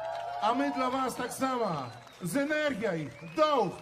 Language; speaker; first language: Polish; non-native, learner; Belarusian